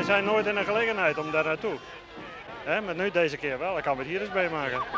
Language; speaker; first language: Dutch; native; Dutch